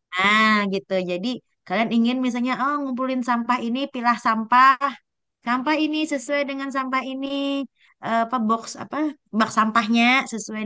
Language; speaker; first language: Indonesian; native; Indonesian